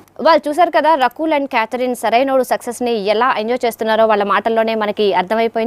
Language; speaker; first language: Telugu; native; Telugu